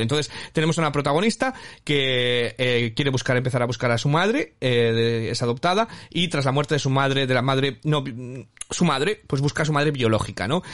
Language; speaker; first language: Spanish; native; Spanish